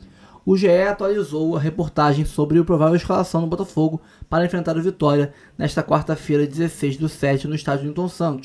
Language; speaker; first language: Portuguese; native; Portuguese